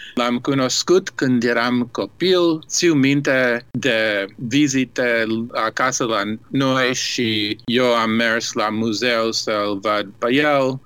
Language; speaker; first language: Romanian; early bilingual, heritage; Romanian